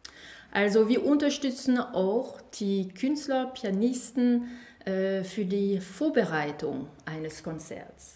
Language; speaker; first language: German; non-native, fluent; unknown